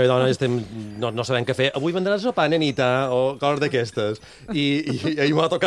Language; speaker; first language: Catalan; native; Catalan